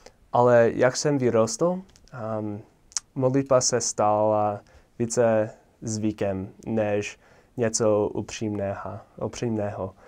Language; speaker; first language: Czech; non-native, fluent; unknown